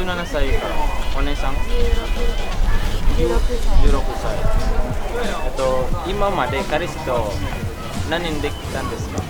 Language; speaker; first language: Japanese; non-native, learner; Indonesian